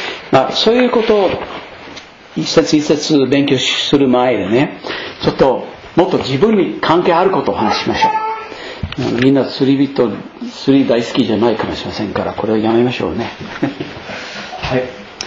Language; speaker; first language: Japanese; non-native, fluent; English